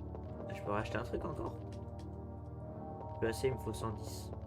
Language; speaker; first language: French; native; French